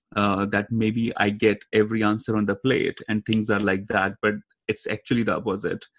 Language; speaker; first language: English; non-native, local second language; Hindi